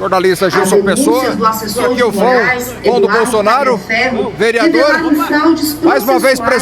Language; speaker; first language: Portuguese; native; Portuguese